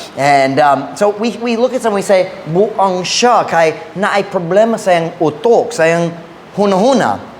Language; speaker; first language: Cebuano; non-native, fluent; English